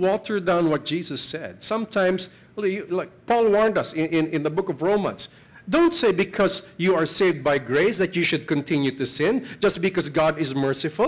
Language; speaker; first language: English; non-native, local second language; Filipino